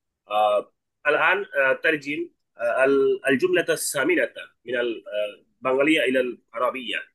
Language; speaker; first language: Arabic; non-native, fluent; Bangla